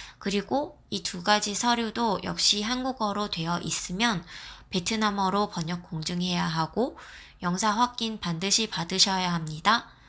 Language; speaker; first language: Korean; non-native, fluent; Vietnamese